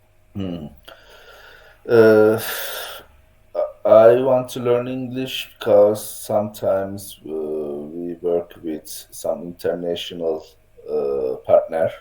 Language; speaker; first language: English; non-native, learner; Turkish